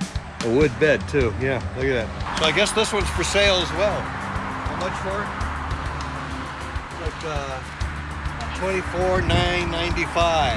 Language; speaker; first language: English; native; English